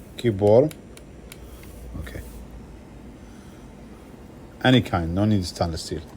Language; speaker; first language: English; non-native, learner; Arabic